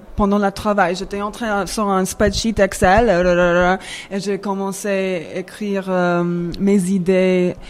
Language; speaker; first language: French; non-native, fluent; English